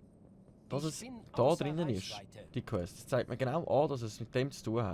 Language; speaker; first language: German; native; German